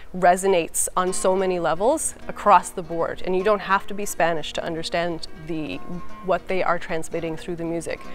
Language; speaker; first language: English; native; English